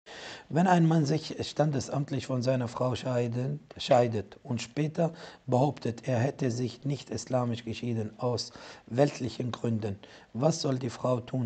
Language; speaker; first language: German; non-native, fluent; Arabic